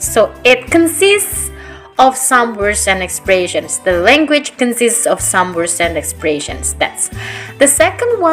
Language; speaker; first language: English; non-native, fluent; Indonesian